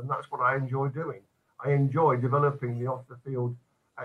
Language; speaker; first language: English; native; English